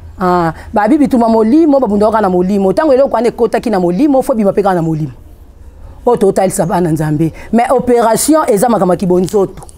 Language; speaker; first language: Lingala; non-native, local second language; Kongo